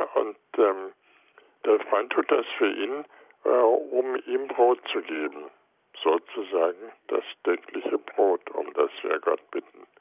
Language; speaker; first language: German; native; German